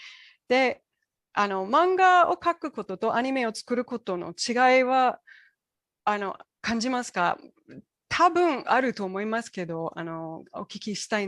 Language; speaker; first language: Japanese; non-native, fluent; English